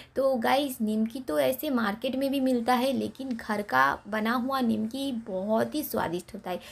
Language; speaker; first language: Hindi; non-native, local second language; Bangla